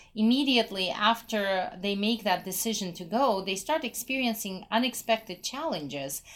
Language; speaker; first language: English; non-native, fluent; Russian